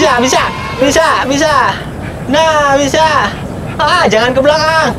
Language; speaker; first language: Indonesian; native; Indonesian